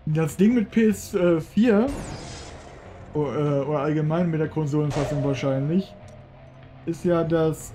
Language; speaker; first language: German; native; German